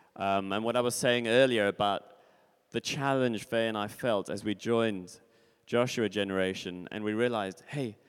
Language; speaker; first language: English; native; English